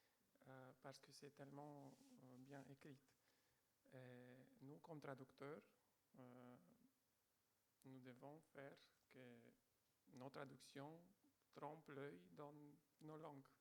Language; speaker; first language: French; non-native, fluent; Romanian